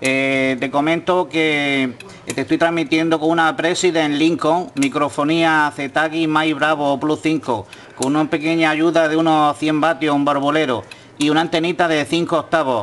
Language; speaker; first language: Spanish; native; Spanish